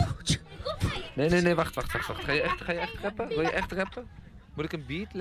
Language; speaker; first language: Dutch; native; Dutch